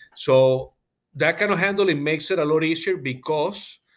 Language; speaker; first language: English; non-native, fluent; Spanish